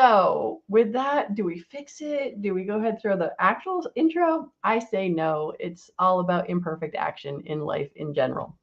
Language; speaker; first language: English; native; English